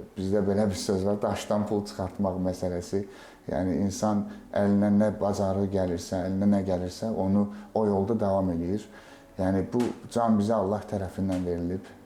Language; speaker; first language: Azerbaijani; native; Azerbaijani